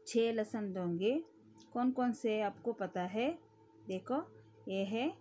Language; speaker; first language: Hindi; non-native, local second language; Kannada